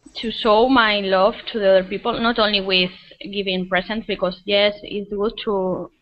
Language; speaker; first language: English; non-native, fluent; Spanish